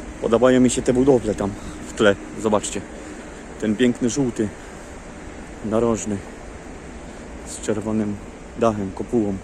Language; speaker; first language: Polish; native; Polish